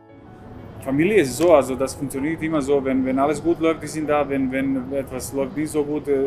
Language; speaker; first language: German; non-native, fluent; Serbian